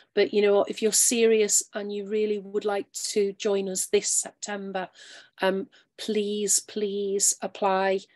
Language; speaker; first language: English; native; English